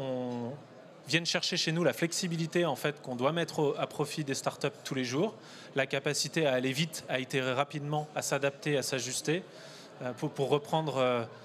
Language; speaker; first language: French; native; French